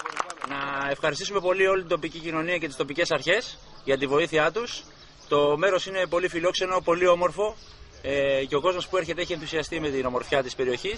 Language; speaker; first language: Greek; native; Greek